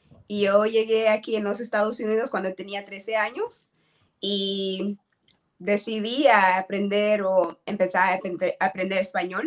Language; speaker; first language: Spanish; non-native, learner; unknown